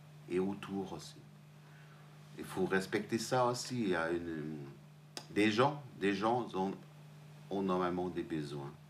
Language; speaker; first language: French; non-native, fluent; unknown